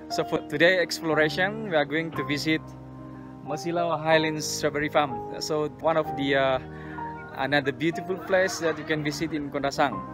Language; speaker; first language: English; non-native, local second language; Malay